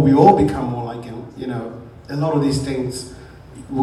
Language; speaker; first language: English; non-native, local second language; Shona